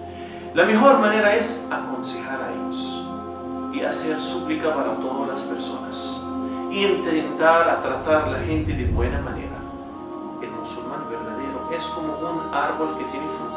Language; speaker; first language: Spanish; non-native, fluent; Arabic